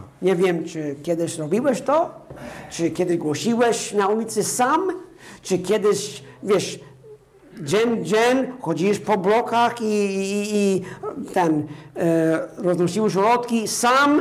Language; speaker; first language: Polish; non-native, fluent; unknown